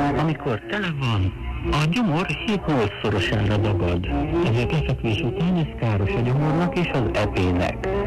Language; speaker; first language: Hungarian; non-native, fluent; Chinese